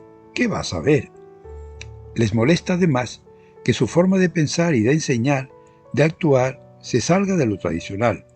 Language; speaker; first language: Spanish; native; Spanish